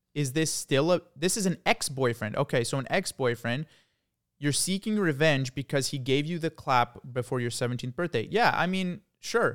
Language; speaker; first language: English; early bilingual, other home language; Croatian